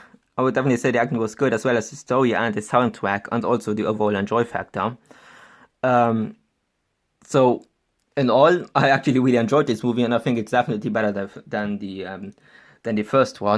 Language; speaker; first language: English; non-native, fluent; German